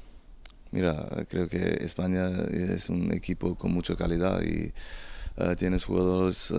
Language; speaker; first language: Spanish; non-native, fluent; German